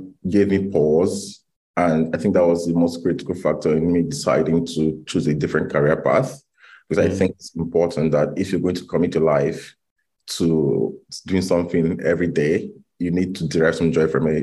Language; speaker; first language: English; non-native, local second language; Igbo